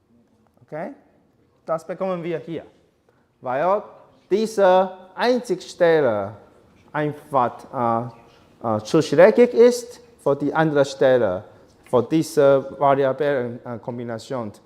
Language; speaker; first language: German; non-native, learner; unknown